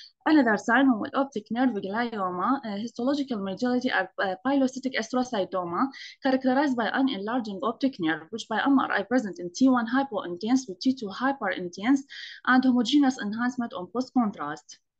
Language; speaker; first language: English; non-native, fluent; Arabic